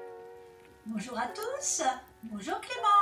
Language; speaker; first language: French; native; French